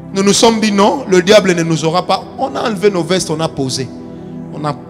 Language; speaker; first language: French; non-native, local second language; Lingala